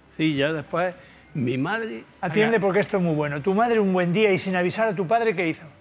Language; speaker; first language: Spanish; native; Spanish